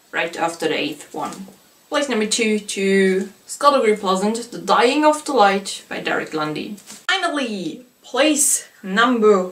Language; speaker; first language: English; non-native, fluent; German